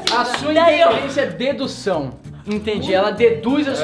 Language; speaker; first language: Portuguese; native; Portuguese